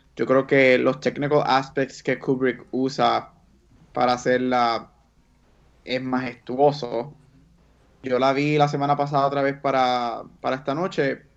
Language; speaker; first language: Spanish; native; Spanish